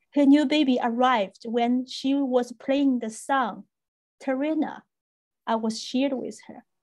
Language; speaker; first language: English; non-native, fluent; Chinese